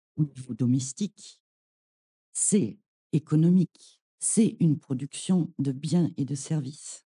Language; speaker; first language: French; non-native, fluent; German